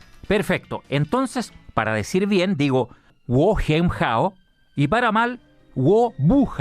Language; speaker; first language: Spanish; native; Spanish